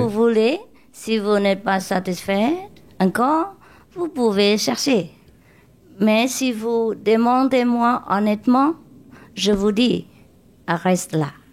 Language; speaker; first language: French; non-native, learner; Chinese